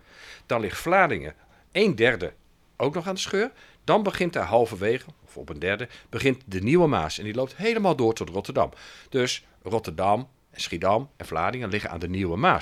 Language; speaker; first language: Dutch; native; Dutch